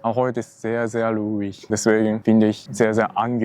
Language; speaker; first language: German; non-native, learner; Japanese